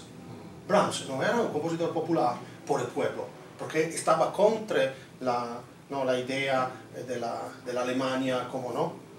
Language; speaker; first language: Spanish; non-native, fluent; Italian